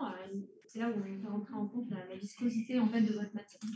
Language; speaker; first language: French; native; French